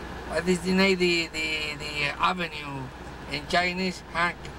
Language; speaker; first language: English; non-native, learner; Spanish